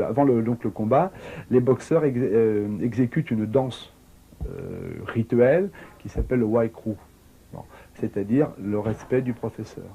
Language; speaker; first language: French; native; French